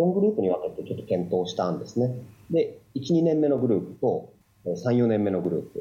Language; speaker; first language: Japanese; native; Japanese